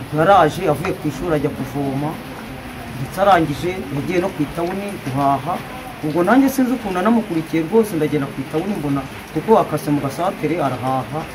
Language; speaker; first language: Kinyarwanda; native; Kinyarwanda